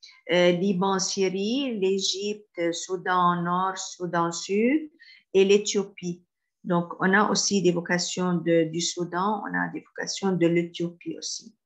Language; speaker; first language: French; non-native, fluent; Arabic